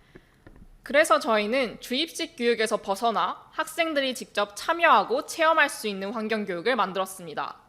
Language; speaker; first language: Korean; native; Korean